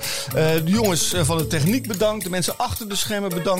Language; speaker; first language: Dutch; native; Dutch